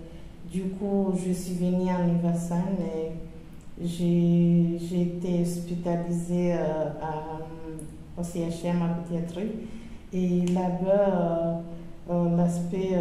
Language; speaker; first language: French; non-native, local second language; Comorian